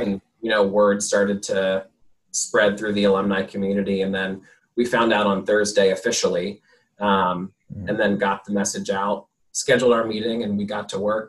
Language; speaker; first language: English; native; English